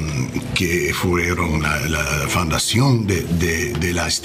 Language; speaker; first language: Spanish; non-native, learner; English